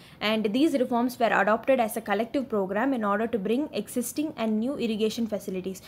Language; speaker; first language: English; non-native, local second language; Tamil